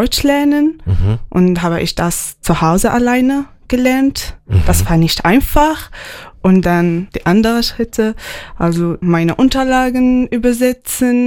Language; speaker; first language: German; non-native, learner; Arabic